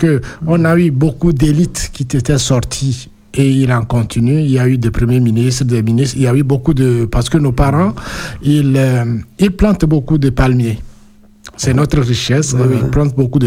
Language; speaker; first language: French; non-native, local second language; Ewe